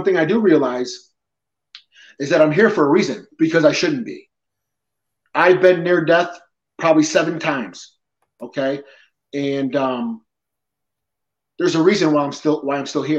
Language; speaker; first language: English; native; English